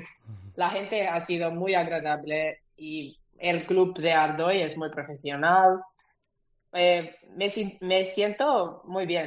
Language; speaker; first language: Spanish; non-native, learner; Finnish